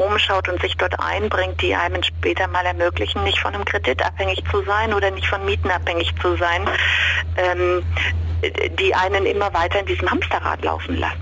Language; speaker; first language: German; native; German